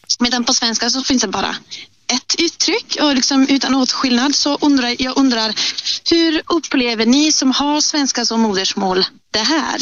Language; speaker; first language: Swedish; non-native, fluent; Italian